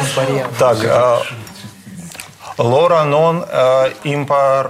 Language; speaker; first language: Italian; non-native, learner; Russian